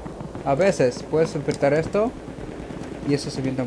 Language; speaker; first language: Spanish; early bilingual, heritage; Spanish